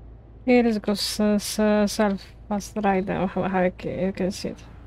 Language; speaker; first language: English; non-native, learner; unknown